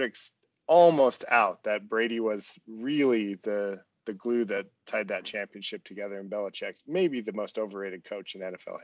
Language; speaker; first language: English; native; English